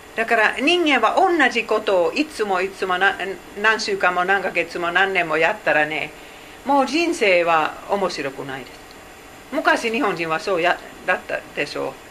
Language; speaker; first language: Japanese; non-native, fluent; Finnish